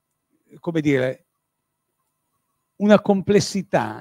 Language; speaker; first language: Italian; native; Italian